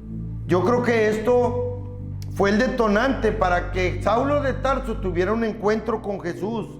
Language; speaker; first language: Spanish; native; Spanish